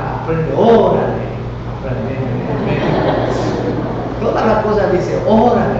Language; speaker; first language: Spanish; non-native, fluent; Korean